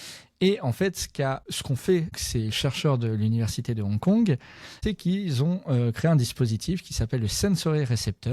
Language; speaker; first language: French; native; French